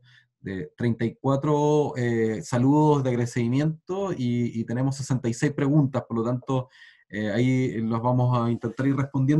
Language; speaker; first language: Spanish; native; Spanish